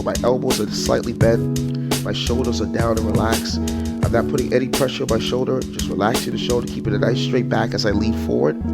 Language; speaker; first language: English; native; English